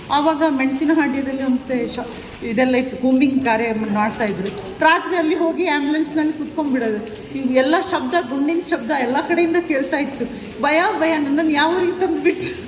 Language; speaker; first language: Kannada; native; Kannada